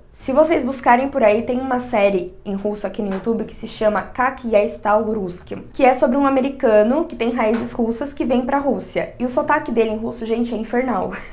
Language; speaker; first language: Portuguese; native; Portuguese